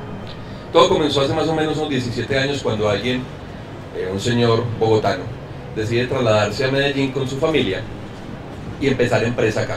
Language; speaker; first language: Spanish; native; Spanish